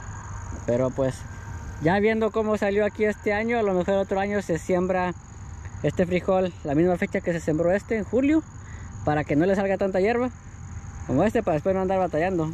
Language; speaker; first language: Spanish; native; Spanish